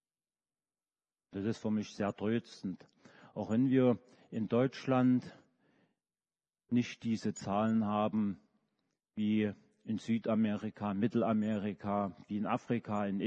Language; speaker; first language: German; native; German